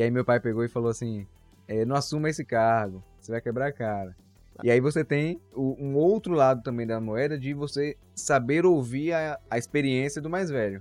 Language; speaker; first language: Portuguese; native; Portuguese